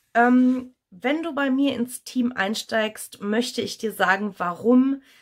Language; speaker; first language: German; native; German